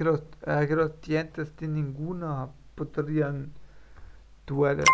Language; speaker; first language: Spanish; non-native, learner; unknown